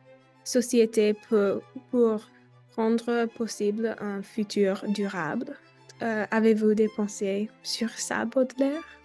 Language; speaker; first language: French; non-native, learner; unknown